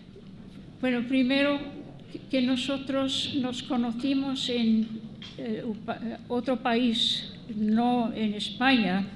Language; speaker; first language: Spanish; non-native, fluent; English